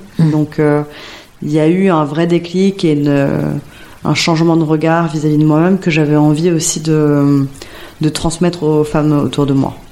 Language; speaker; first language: French; native; French